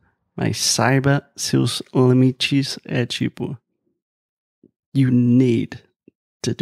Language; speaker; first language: Portuguese; non-native, fluent; English